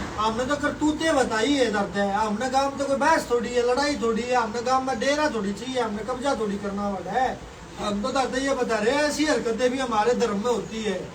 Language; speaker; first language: Hindi; native; Hindi